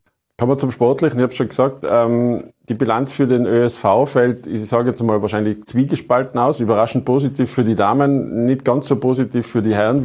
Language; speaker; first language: German; native; German